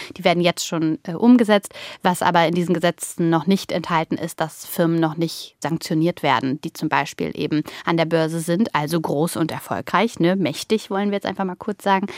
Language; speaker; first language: German; early bilingual, other home language; Bulgarian